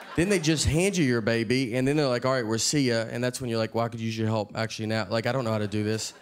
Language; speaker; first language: English; native; English